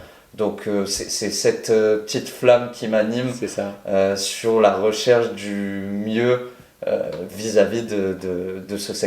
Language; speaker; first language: French; native; French